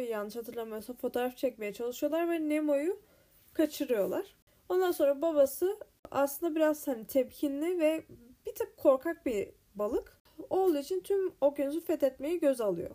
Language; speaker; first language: Turkish; native; Turkish